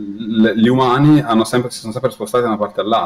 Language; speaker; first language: Italian; native; Italian